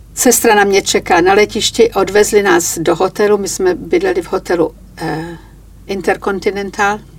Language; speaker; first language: Czech; native; Czech